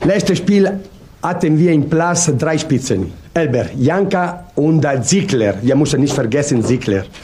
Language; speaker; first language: German; non-native, learner; Italian